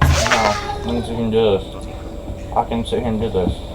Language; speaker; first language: English; native; English